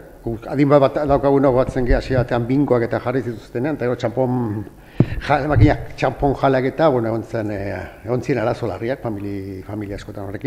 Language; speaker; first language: Basque; native; Basque